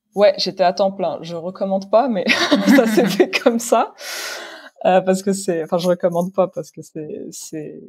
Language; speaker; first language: French; non-native, local second language; Arabic